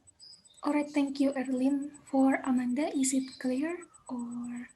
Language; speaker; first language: English; non-native, learner; Indonesian